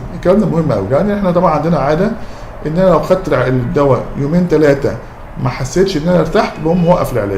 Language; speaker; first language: Arabic; native; Arabic